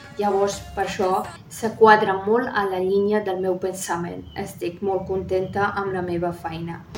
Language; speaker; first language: Catalan; non-native, fluent; Persian